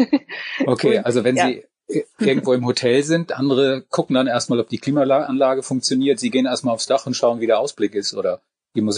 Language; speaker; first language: German; native; German